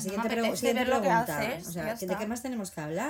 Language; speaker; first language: Spanish; native; Spanish